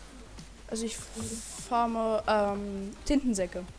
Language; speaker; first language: German; early bilingual, other home language; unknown